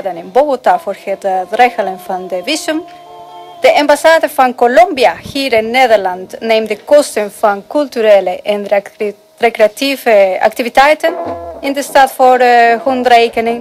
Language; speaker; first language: Dutch; non-native, fluent; Spanish